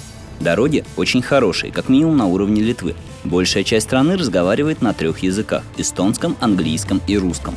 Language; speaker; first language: Russian; native; Russian